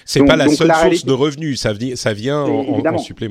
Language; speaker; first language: French; native; French